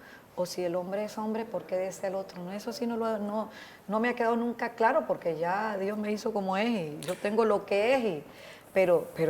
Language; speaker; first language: Spanish; native; Spanish